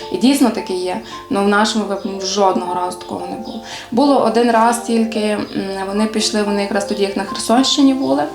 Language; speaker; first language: Ukrainian; native; Ukrainian